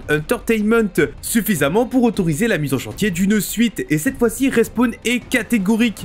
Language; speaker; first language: French; native; French